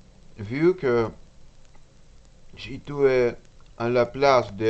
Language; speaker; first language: French; non-native, learner; Russian